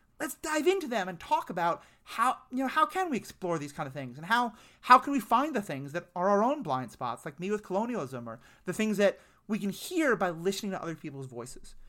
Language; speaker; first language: English; native; English